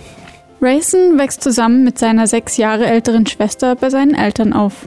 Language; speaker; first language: German; native; German